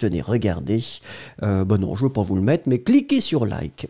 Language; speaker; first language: French; native; French